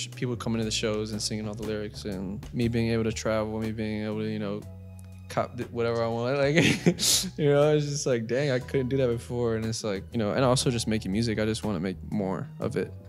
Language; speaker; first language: English; native; English